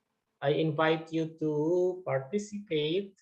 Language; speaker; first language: English; non-native, fluent; Indonesian